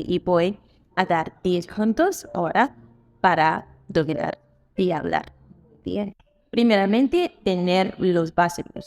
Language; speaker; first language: Spanish; non-native, fluent; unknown